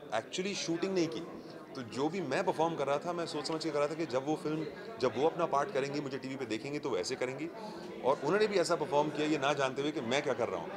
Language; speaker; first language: Hindi; native; Hindi